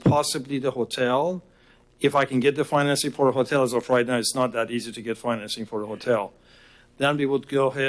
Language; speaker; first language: English; non-native, fluent; Persian